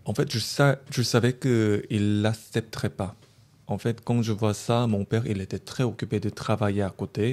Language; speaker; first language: French; non-native, learner; Korean